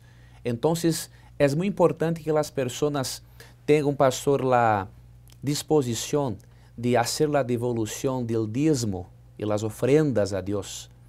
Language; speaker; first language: Spanish; non-native, learner; Portuguese